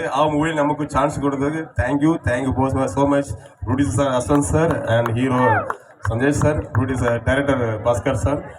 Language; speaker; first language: Kannada; non-native, local second language; Tamil